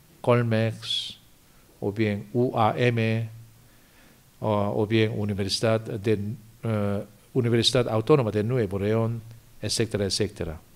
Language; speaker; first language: Spanish; non-native, fluent; Korean